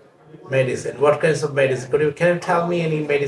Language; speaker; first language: English; non-native, fluent; Bangla